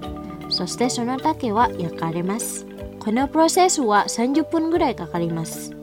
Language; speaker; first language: Japanese; non-native, fluent; Indonesian